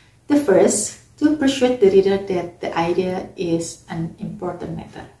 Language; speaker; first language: English; non-native, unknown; Indonesian